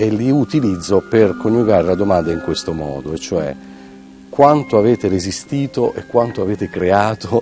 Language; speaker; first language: Italian; native; Italian